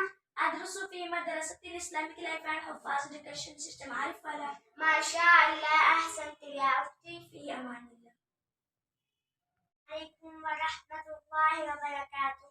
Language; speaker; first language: Arabic; non-native, learner; Urdu